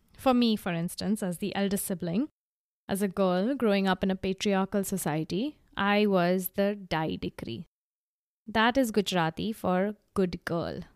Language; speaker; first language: English; non-native, local second language; Gujarati